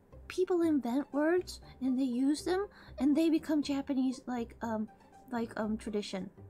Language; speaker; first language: English; native; English